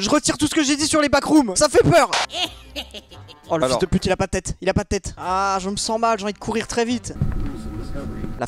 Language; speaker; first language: French; native; French